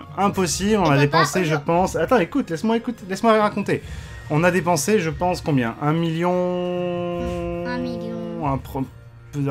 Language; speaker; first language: French; native; French